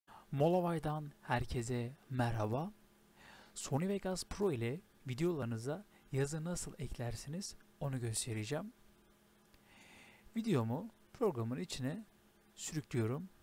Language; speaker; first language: Turkish; native; Turkish